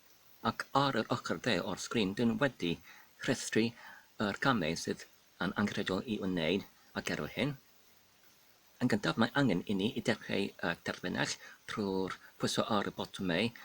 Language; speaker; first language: Welsh; non-native, learner; Polish